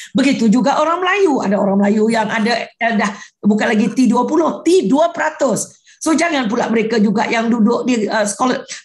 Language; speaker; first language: Malay; non-native, local second language; Iban